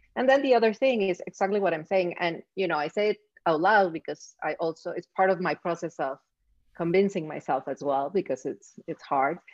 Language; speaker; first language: English; non-native, fluent; Spanish